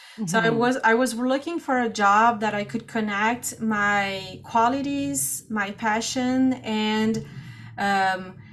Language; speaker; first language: English; non-native, fluent; Portuguese